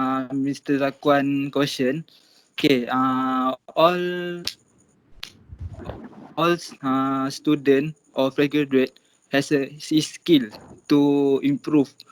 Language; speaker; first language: English; non-native, local second language; Malay